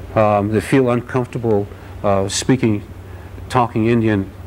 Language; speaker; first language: English; native; English